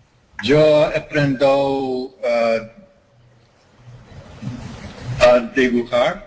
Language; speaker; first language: Spanish; non-native, learner; English